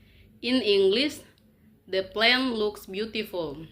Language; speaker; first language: English; non-native, learner; Indonesian